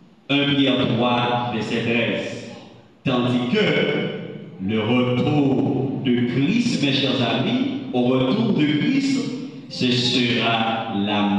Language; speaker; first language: French; non-native, local second language; Haitian Creole